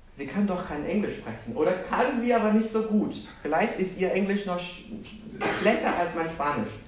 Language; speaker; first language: German; non-native, fluent; Portuguese